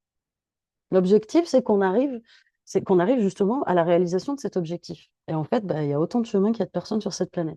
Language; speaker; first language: French; native; French